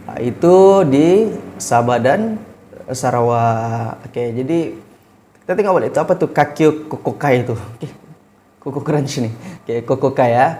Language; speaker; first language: Malay; native; Malay